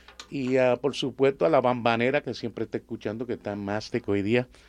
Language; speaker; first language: Spanish; native; Spanish